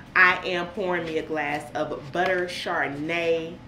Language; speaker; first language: English; native; English